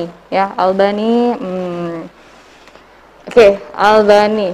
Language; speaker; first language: English; non-native, learner; Indonesian